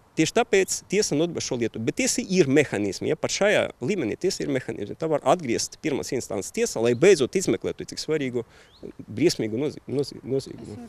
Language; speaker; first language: Latvian; non-native, local second language; Russian